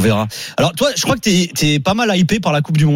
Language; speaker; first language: French; native; French